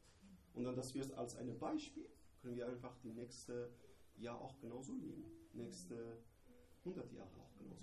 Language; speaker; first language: German; non-native, learner; Persian